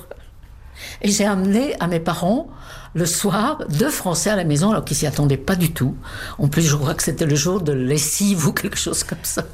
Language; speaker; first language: French; non-native, fluent; Czech